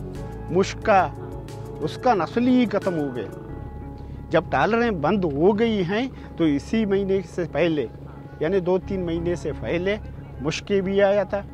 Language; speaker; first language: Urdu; non-native, local second language; Baluchi